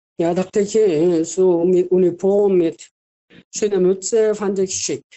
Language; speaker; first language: German; non-native, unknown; Korean